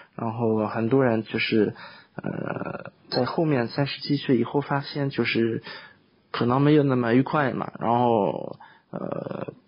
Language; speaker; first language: Chinese; non-native, fluent; French